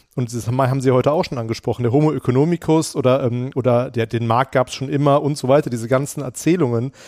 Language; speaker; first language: German; native; German